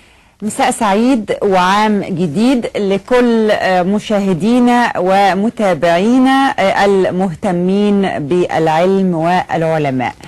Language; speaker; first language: Arabic; native; Arabic